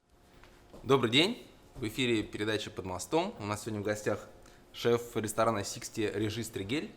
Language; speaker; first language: Russian; native; Russian